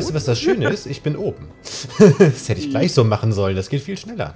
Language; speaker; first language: German; native; German